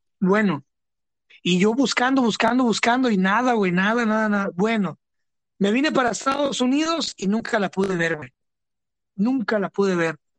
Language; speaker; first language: Spanish; early bilingual, heritage; Spanish